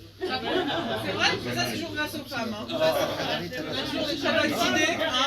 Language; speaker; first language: French; native; French